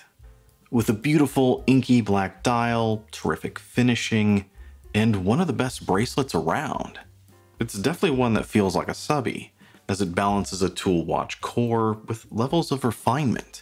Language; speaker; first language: English; native; English